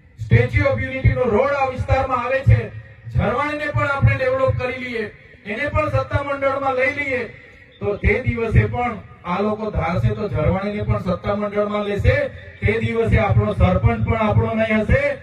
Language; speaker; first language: Gujarati; non-native, local second language; Vasavi